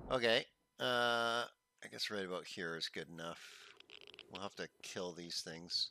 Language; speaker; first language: English; native; English